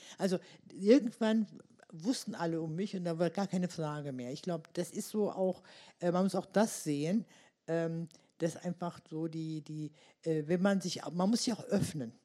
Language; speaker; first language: German; early bilingual, other home language; Turkish